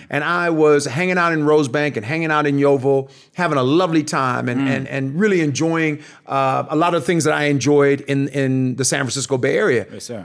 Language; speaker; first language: English; native; English